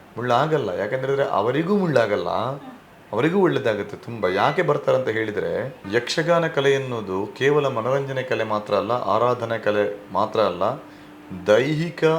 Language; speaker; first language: Kannada; non-native, local second language; Tulu